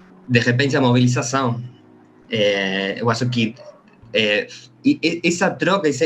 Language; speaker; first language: Portuguese; non-native, learner; Spanish